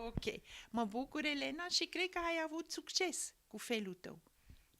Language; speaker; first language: Romanian; non-native, fluent; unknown